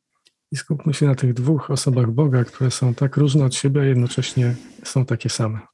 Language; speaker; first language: Polish; native; Polish